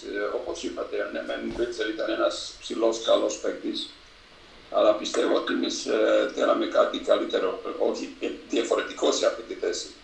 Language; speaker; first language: Greek; non-native, fluent; Serbian